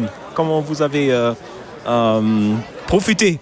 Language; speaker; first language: French; non-native, learner; German